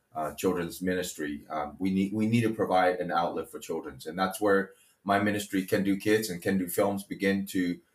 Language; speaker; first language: English; early bilingual, other home language; Chinese